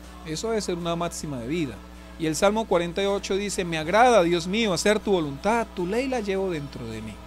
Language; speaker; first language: Spanish; native; Spanish